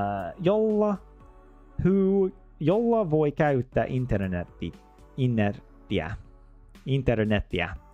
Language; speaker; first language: Finnish; non-native, learner; English